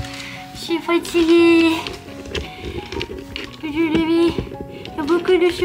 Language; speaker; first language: French; non-native, learner; Japanese